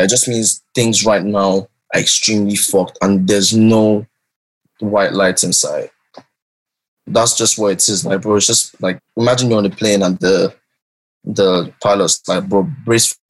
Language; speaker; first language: English; non-native, local second language; Yoruba